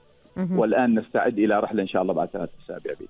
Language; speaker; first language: Arabic; native; Arabic